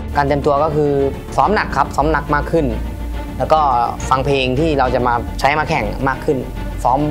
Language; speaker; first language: Thai; native; Thai